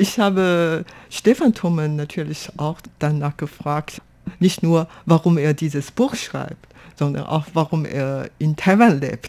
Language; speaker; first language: German; non-native, fluent; Chinese